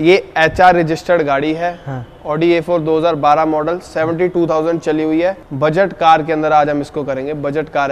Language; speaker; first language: Hindi; native; Hindi